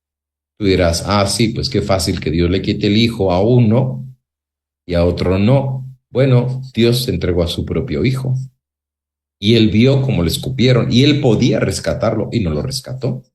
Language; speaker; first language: Spanish; native; Spanish